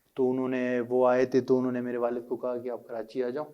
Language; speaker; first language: Urdu; non-native, local second language; Pashto